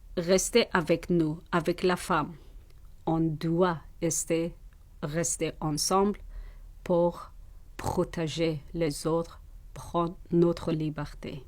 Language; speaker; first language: French; non-native, learner; Persian